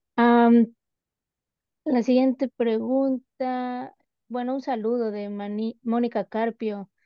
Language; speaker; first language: Spanish; native; Spanish